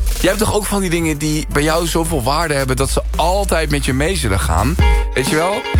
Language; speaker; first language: Dutch; early bilingual, other home language; Spanish